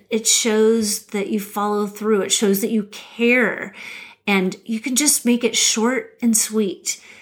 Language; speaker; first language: English; native; English